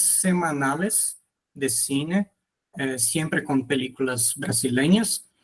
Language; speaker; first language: Spanish; non-native, fluent; Portuguese